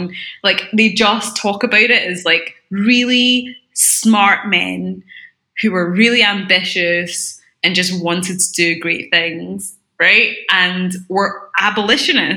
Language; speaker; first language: English; native; English